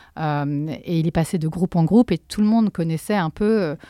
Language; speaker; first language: French; native; French